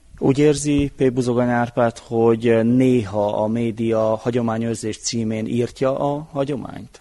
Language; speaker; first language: Hungarian; native; Hungarian